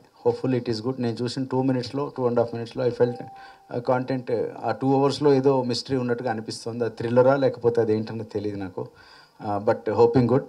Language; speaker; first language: Telugu; native; Telugu